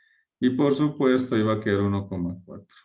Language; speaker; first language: Spanish; native; Spanish